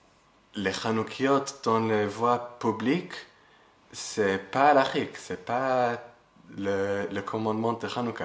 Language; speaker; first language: French; non-native, fluent; English